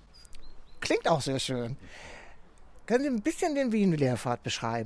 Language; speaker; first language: German; native; German